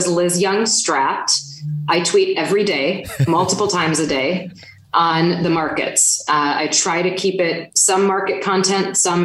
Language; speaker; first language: English; native; English